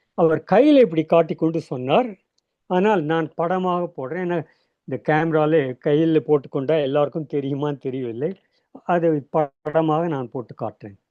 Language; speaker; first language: Tamil; native; Tamil